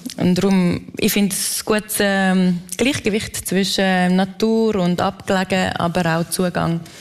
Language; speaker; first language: German; native; German